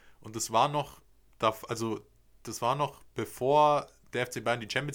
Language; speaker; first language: German; native; German